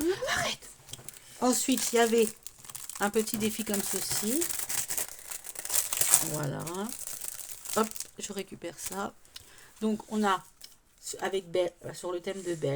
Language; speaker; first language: French; native; French